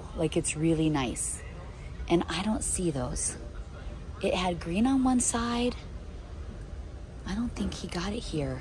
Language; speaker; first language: English; native; English